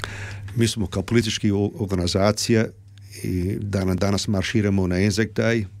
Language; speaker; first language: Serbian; early bilingual, heritage; Serbian